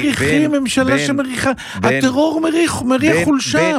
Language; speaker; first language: Hebrew; native; Hebrew